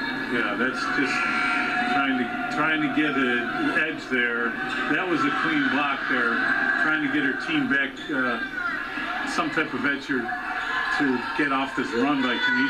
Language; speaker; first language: English; native; English